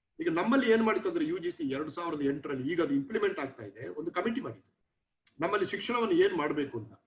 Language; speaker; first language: Kannada; non-native, local second language; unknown